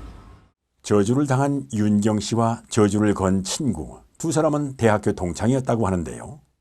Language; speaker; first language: Korean; native; Korean